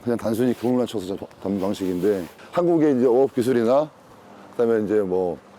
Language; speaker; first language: Korean; native; Korean